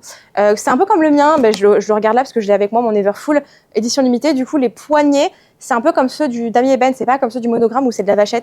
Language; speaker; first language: French; native; French